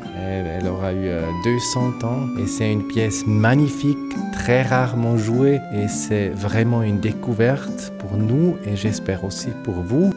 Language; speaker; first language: French; non-native, fluent; Swiss German